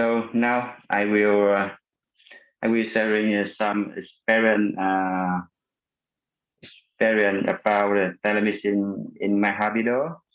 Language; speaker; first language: English; non-native, fluent; Vietnamese